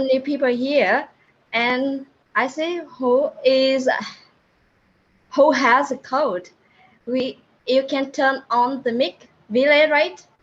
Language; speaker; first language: English; non-native, learner; Vietnamese